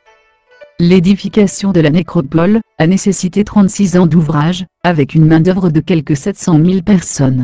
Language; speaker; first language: French; native; French